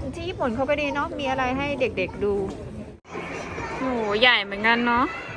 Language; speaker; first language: Thai; native; Thai